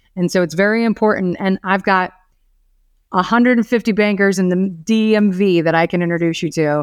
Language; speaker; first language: English; native; English